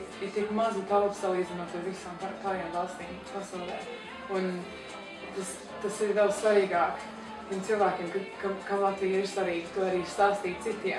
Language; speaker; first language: Latvian; early bilingual, heritage; Latvian